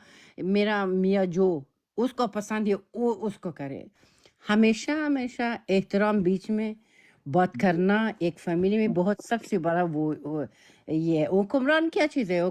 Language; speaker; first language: Hindi; non-native, learner; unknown